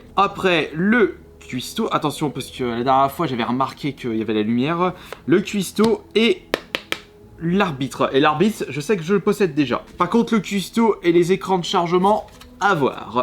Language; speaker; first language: French; native; French